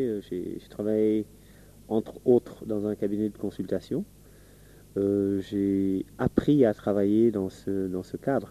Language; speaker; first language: French; non-native, local second language; Wolof